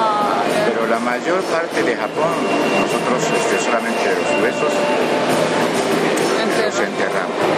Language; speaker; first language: Spanish; non-native, fluent; Japanese